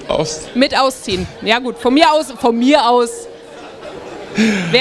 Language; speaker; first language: German; native; German